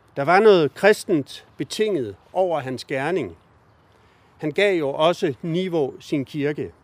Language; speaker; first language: Danish; native; Danish